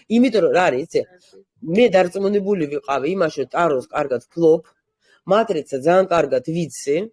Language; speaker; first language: Georgian; early bilingual, heritage; Georgian